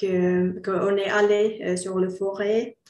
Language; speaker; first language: French; non-native, learner; Finnish